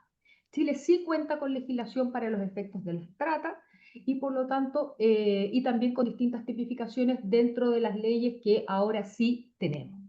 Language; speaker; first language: Spanish; native; Spanish